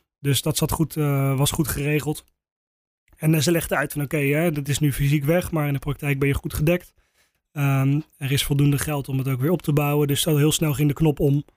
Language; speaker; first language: Dutch; native; Dutch